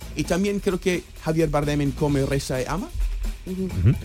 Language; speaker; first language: Spanish; non-native, fluent; English